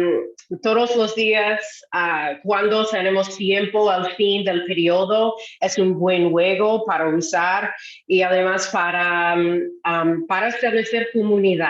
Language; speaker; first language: Spanish; non-native, fluent; English